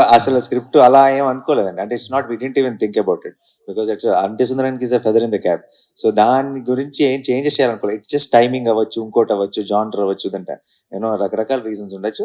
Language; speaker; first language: Telugu; native; Telugu